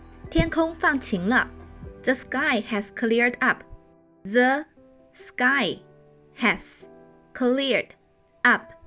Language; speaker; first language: English; non-native, fluent; Chinese